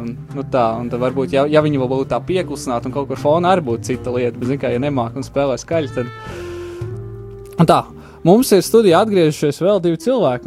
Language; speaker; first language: Latvian; native; Latvian